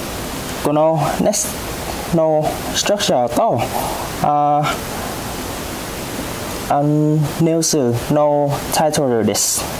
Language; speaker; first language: Japanese; non-native, learner; Vietnamese